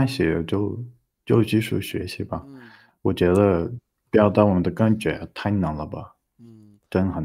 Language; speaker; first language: Chinese; non-native, learner; Portuguese